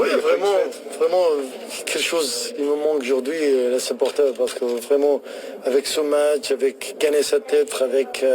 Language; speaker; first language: French; non-native, learner; Arabic